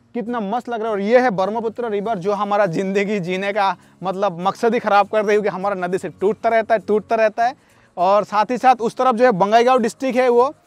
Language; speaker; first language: Hindi; non-native, local second language; Bangla